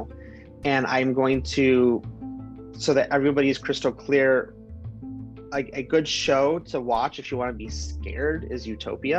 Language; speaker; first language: English; native; English